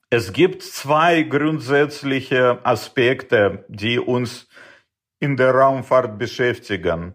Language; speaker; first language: German; non-native, fluent; Russian